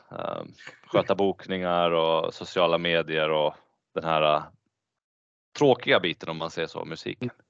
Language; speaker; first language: Swedish; early bilingual, other home language; Bosnian